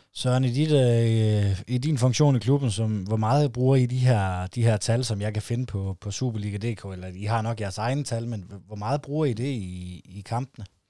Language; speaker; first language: Danish; native; Danish